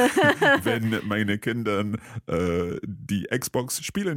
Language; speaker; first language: German; non-native, learner; English